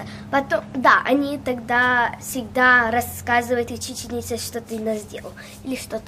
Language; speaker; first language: Russian; early bilingual, heritage; Russian